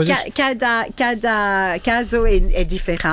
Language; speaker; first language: Portuguese; non-native, fluent; French